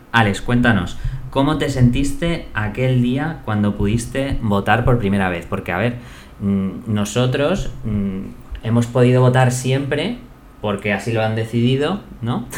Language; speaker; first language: Spanish; native; Spanish